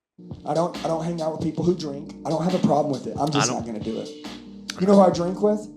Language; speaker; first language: English; native; English